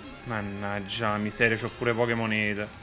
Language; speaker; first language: Italian; native; Italian